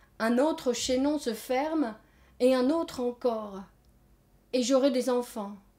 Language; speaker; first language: French; native; French